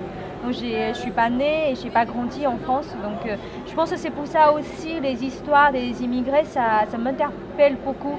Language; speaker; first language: French; non-native, fluent; Chinese